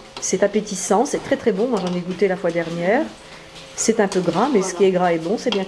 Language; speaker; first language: French; native; French